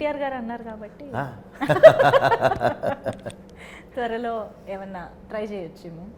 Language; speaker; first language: Telugu; native; Telugu